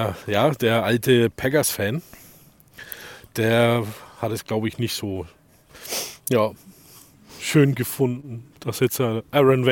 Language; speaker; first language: German; native; German